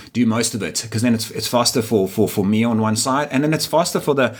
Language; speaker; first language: English; native; English